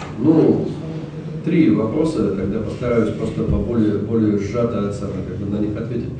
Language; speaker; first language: Russian; native; Russian